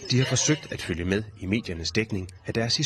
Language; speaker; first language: Danish; native; Danish